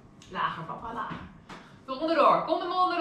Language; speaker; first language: Dutch; native; Dutch